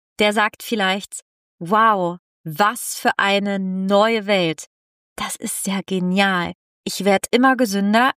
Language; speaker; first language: German; non-native, fluent; Italian